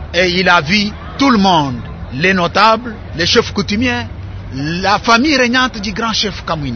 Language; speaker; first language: French; non-native, local second language; Luba-Lulua